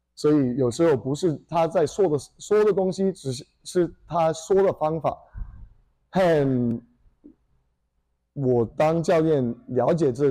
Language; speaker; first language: Chinese; early bilingual, heritage; English